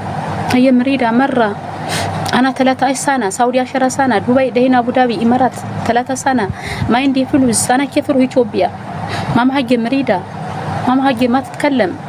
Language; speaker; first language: Arabic; non-native, learner; Amharic